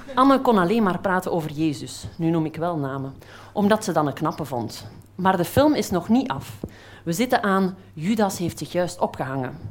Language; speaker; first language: Dutch; native; Dutch